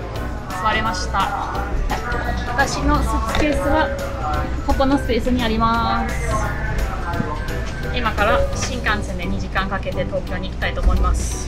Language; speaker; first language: Japanese; non-native, fluent; German